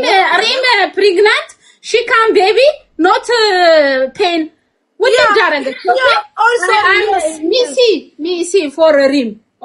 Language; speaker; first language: English; non-native, learner; Amharic